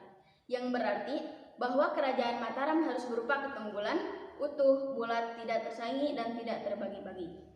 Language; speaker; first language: Indonesian; native; Indonesian